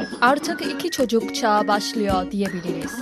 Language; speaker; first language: Turkish; non-native, fluent; Chinese